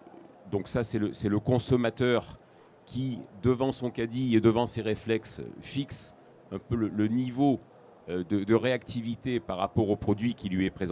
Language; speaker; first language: French; native; French